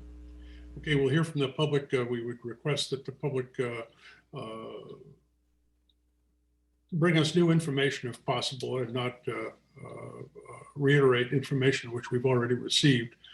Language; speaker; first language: English; native; English